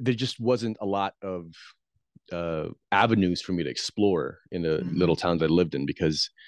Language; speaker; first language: English; non-native, local second language; Filipino